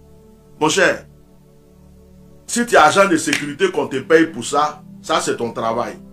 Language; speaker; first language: French; non-native, local second language; Baoulé